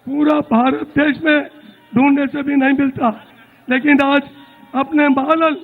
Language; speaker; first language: Hindi; non-native, local second language; Telugu